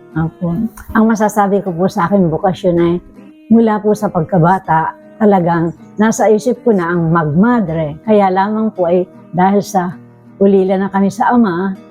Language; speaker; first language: Filipino; native; Filipino